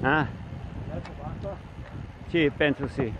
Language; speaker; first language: Italian; non-native, learner; English